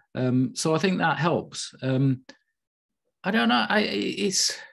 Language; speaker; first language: English; native; English